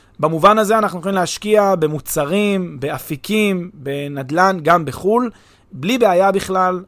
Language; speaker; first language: Hebrew; native; Hebrew